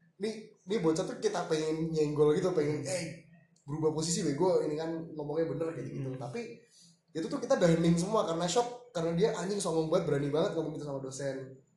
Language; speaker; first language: Indonesian; native; Indonesian